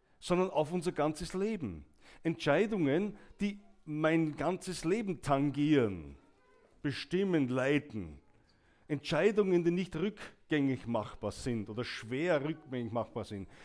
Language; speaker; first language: German; native; German